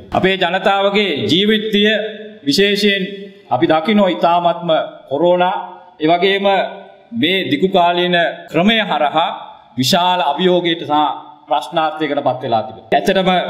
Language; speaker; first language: Sinhala; native; Sinhala